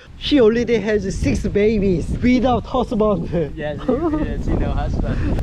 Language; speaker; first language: English; non-native, learner; Korean